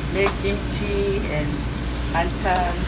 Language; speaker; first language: English; non-native, learner; Korean